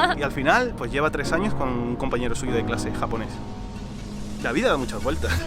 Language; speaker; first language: Spanish; native; Spanish